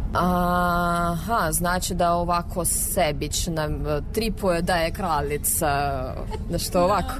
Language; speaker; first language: Serbian; non-native, fluent; Russian